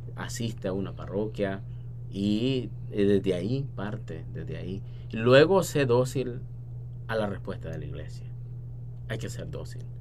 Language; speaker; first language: Spanish; native; Spanish